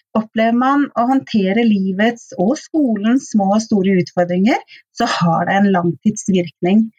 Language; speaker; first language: Norwegian; native; Norwegian